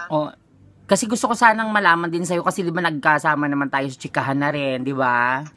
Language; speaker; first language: Filipino; native; Filipino